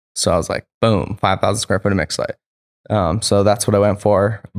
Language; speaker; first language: English; native; English